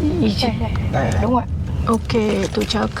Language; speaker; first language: Korean; non-native, learner; Vietnamese